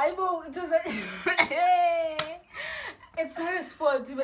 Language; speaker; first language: English; non-native, local second language; Xhosa